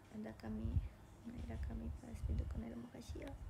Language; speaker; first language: Indonesian; non-native, learner; Japanese